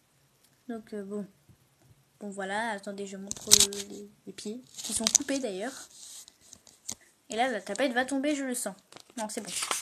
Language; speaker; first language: French; native; French